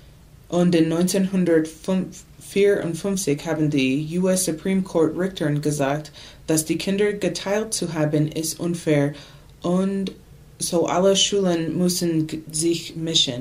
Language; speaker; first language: German; non-native, learner; English